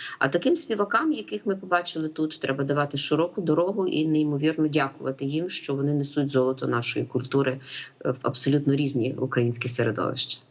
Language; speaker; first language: Ukrainian; native; Ukrainian